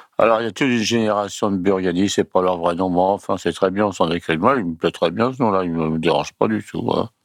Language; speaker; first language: French; early bilingual, other home language; Italian